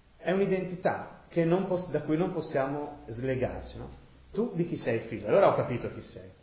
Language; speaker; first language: Italian; native; Italian